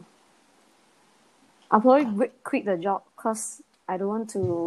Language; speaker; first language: English; non-native, local second language; Chinese